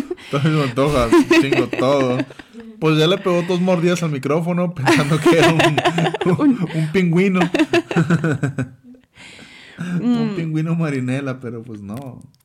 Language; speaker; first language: Spanish; early bilingual, other home language; English